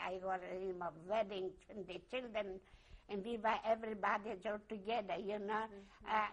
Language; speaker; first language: English; non-native, learner; Yiddish